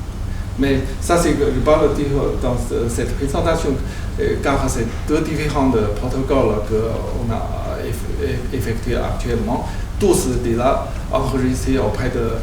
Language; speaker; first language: French; non-native, learner; Chinese